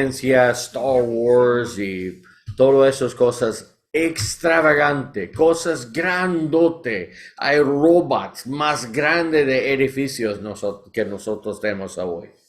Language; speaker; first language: Spanish; non-native, learner; English